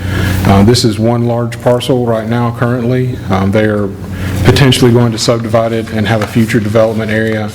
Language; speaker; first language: English; native; English